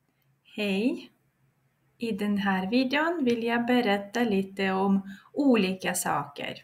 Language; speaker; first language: Swedish; non-native, fluent; Russian